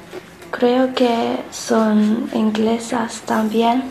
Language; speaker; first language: Spanish; non-native, learner; English